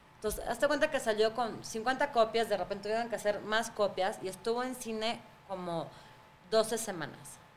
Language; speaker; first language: Spanish; early bilingual, other home language; Russian